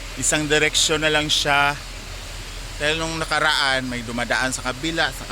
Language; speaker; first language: Filipino; non-native, local second language; Cebuano